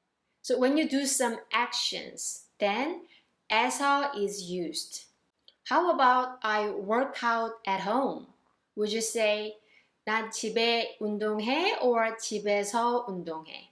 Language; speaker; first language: English; non-native, fluent; Korean